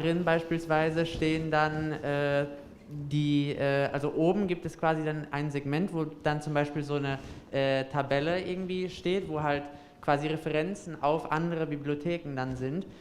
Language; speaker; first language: German; native; German